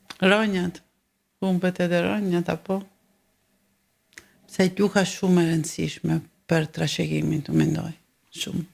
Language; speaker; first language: Albanian; early bilingual, heritage; Albanian